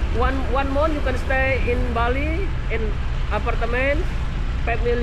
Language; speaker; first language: English; non-native, learner; Indonesian